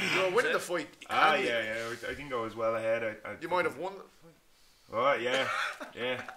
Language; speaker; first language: English; native; English